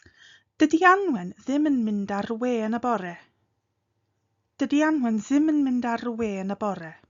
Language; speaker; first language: Welsh; non-native, fluent; English